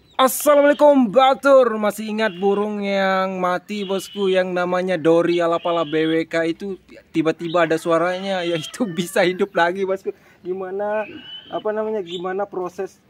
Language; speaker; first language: Indonesian; native; Indonesian